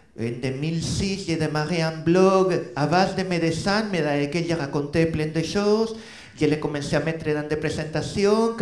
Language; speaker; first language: French; non-native, fluent; Spanish